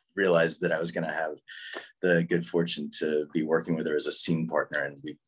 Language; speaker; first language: English; native; English